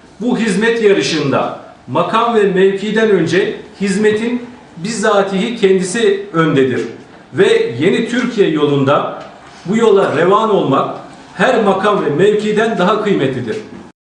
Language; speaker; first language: Turkish; native; Turkish